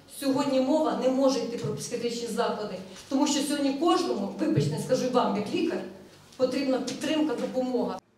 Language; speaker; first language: Ukrainian; native; Ukrainian